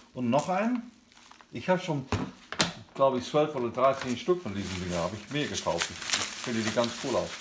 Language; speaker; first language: German; non-native, learner; English